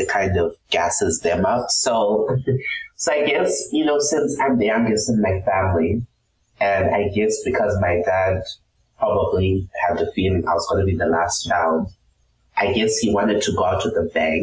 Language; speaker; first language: English; non-native, local second language; Shona